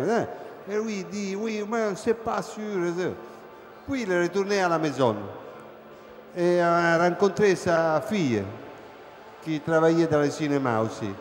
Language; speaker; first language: French; non-native, fluent; Italian